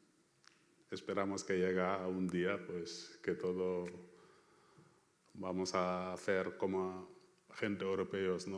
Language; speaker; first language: Spanish; non-native, fluent; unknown